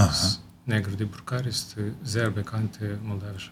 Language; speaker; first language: German; non-native, local second language; Romanian